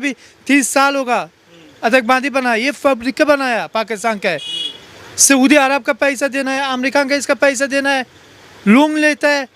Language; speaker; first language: Hindi; non-native, learner; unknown